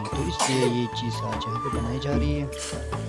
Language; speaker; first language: Hindi; non-native, local second language; Balti